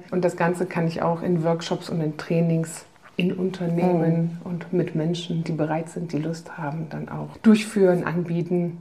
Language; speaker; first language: German; early bilingual, other home language; Polish